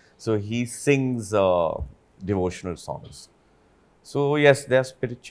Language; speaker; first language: English; non-native, local second language; Hindi